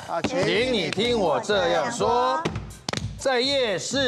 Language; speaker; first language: Chinese; native; Chinese